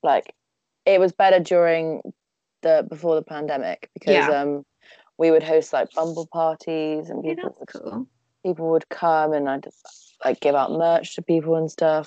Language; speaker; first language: English; native; English